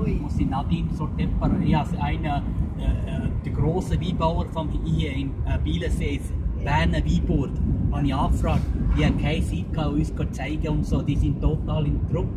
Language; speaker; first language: German; non-native, learner; Kannada